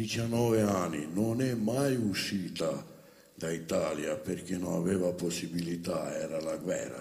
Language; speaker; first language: Italian; non-native, learner; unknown